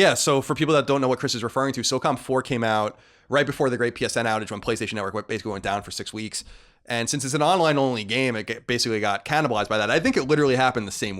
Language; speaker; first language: English; native; English